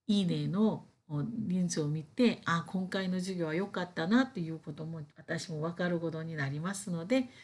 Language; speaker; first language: Japanese; non-native, fluent; Korean